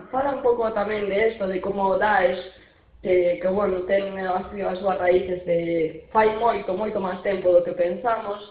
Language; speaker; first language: Galician; non-native, fluent; Arabic